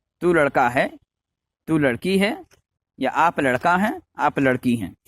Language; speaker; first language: Urdu; native; Urdu